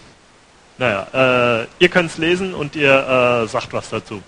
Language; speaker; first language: German; native; German